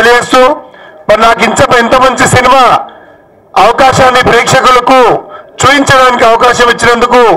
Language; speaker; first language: Telugu; native; Telugu